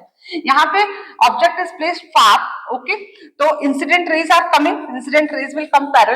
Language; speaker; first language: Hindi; native; Hindi